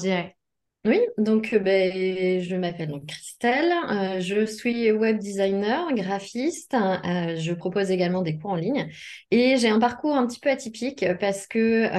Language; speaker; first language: French; native; French